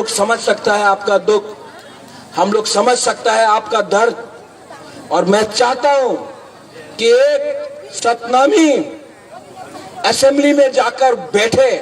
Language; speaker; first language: Hindi; non-native, local second language; Kok Borok